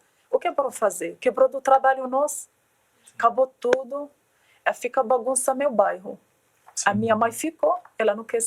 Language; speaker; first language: Portuguese; non-native, learner; Arabic